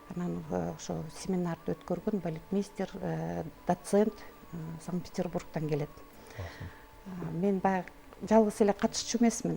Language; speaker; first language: Kyrgyz; native; Kyrgyz